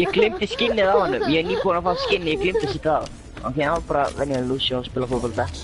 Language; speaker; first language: Icelandic; early bilingual, other home language; Norwegian